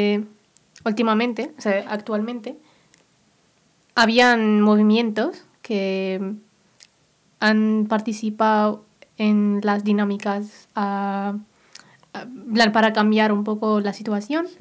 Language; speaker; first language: Spanish; non-native, local second language; Berber languages